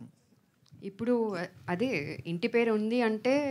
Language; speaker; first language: Telugu; non-native, fluent; Tamil